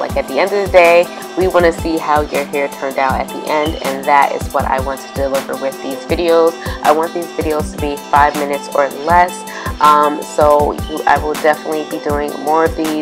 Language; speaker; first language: English; native; English